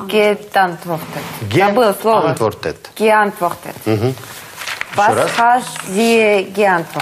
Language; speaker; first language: German; non-native, learner; Russian